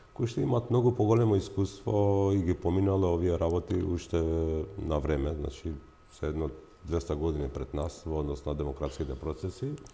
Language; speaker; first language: Macedonian; non-native, local second language; Albanian